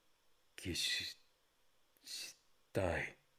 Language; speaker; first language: Japanese; non-native, learner; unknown